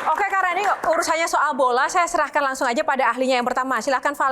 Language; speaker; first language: Indonesian; native; Indonesian